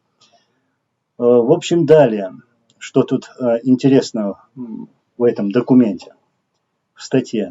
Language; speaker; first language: Russian; non-native, local second language; Chechen